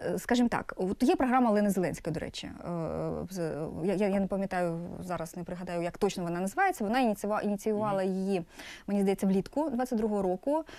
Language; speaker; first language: Ukrainian; non-native, local second language; Russian